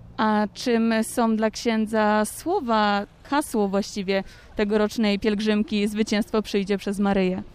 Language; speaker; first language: Polish; native; Polish